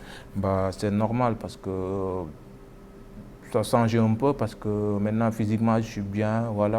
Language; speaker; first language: French; non-native, local second language; Wolof